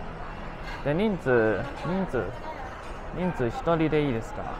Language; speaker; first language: Japanese; non-native, fluent; Cantonese